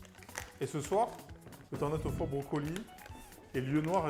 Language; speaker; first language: French; native; French